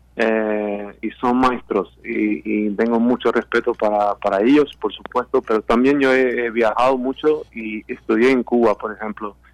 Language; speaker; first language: Spanish; non-native, fluent; Swedish